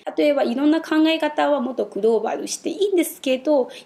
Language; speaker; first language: Japanese; non-native, fluent; Chinese